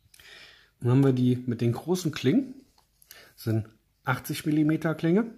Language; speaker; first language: German; native; German